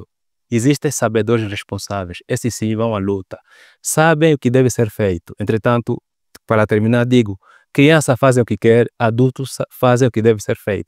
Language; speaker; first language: Portuguese; native; Portuguese